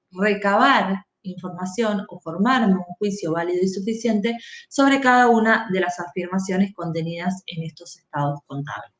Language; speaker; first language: Spanish; native; Spanish